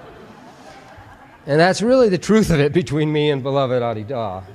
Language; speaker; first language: English; native; English